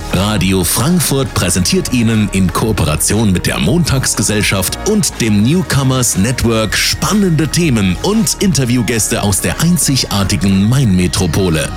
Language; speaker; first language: German; native; German